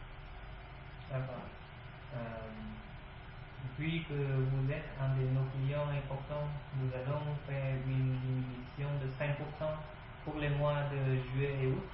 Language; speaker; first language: French; non-native, learner; Vietnamese